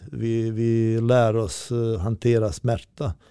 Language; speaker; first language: Swedish; non-native, learner; Bosnian